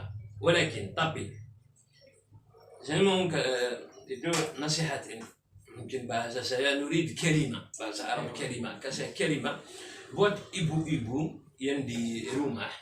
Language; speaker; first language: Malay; non-native, fluent; Arabic